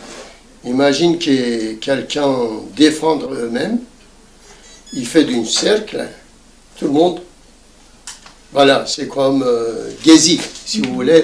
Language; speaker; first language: French; non-native, fluent; Turkish